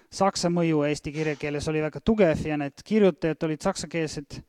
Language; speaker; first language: Estonian; non-native, fluent; Bulgarian